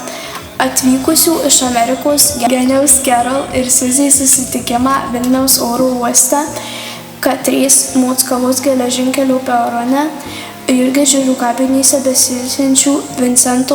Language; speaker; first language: Lithuanian; native; Lithuanian